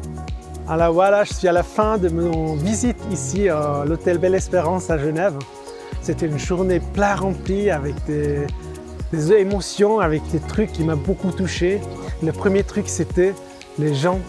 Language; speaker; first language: French; non-native, local second language; German